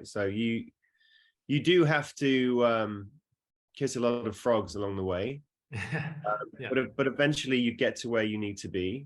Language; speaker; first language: English; non-native, fluent; Dutch